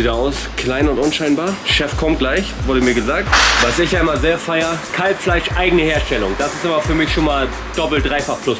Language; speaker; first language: German; native; German